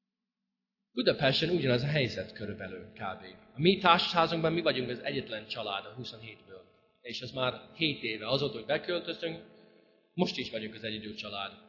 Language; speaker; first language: Hungarian; non-native, fluent; English